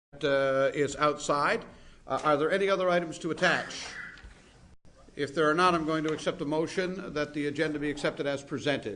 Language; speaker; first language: English; native; English